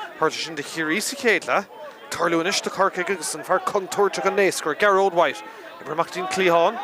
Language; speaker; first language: Irish; native; Irish